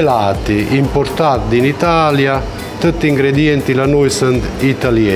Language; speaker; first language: Romanian; non-native, learner; Italian